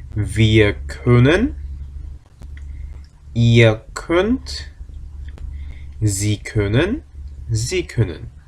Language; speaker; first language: German; non-native, fluent; Korean